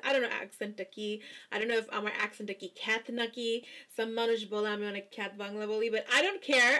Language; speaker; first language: Bangla; early bilingual, heritage; Bangla